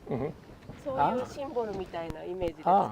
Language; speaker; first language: Japanese; native; Japanese